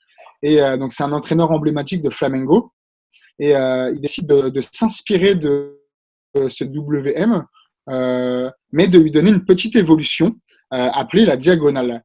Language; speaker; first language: French; native; French